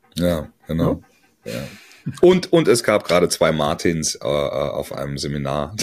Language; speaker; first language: German; native; German